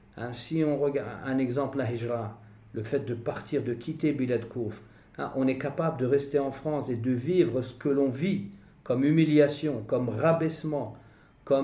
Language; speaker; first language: French; native; French